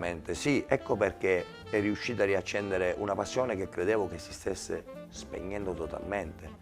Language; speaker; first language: Italian; native; Italian